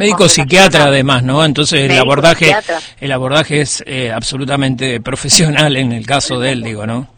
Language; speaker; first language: Spanish; native; Spanish